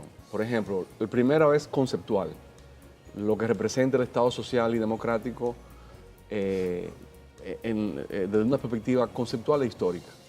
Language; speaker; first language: Spanish; native; Spanish